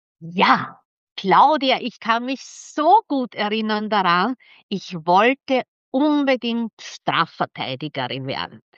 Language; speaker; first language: German; early bilingual, other home language; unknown